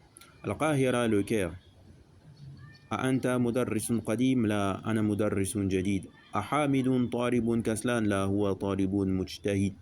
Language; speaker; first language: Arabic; non-native, fluent; French